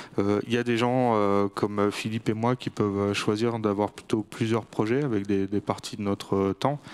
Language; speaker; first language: French; native; French